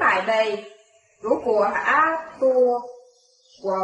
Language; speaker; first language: Chinese; non-native, learner; Vietnamese